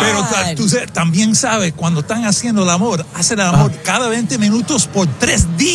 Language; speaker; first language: Spanish; non-native, learner; English